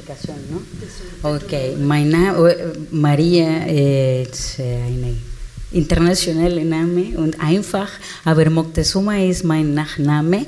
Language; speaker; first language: German; non-native, learner; Spanish